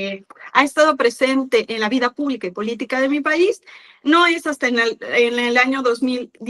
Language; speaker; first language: Spanish; native; Spanish